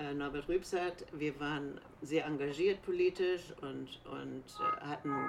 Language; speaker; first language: German; native; German